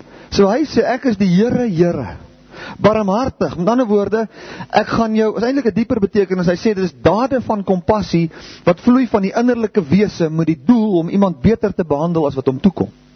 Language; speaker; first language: Afrikaans; native; Afrikaans